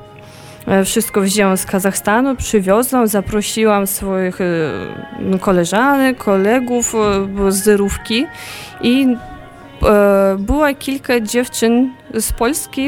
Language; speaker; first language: Polish; non-native, fluent; Russian